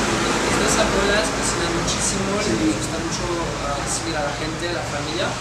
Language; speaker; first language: Spanish; non-native, fluent; French